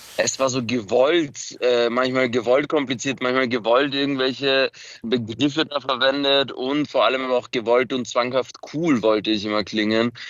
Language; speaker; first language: German; early bilingual, other home language; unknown